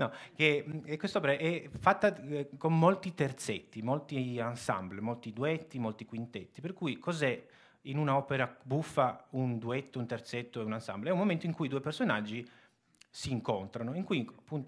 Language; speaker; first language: Italian; native; Italian